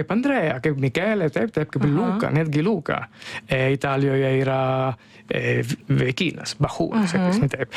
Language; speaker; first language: Lithuanian; non-native, learner; Italian